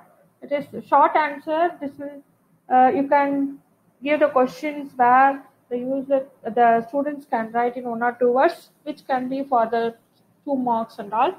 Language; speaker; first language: English; non-native, local second language; Tamil